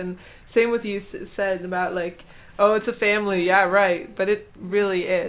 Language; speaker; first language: English; non-native, fluent; Dutch